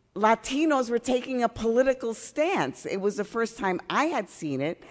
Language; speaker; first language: English; early bilingual, other home language; Spanish